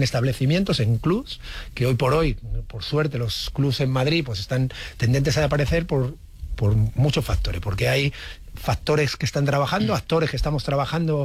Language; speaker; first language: Spanish; native; Spanish